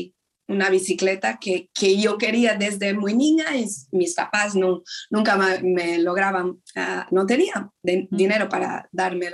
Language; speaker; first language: Spanish; non-native, fluent; Portuguese